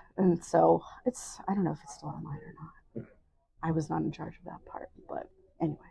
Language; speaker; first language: English; native; English